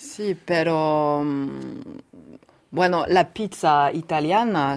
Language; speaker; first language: Spanish; non-native, fluent; French